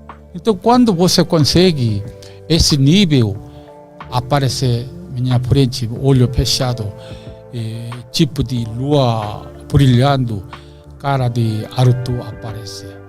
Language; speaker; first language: Portuguese; non-native, learner; Korean